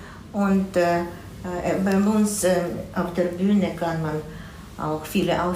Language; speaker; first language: German; non-native, fluent; Russian